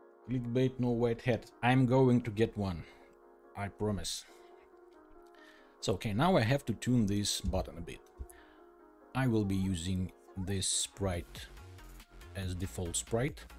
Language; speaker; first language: English; non-native, fluent; Russian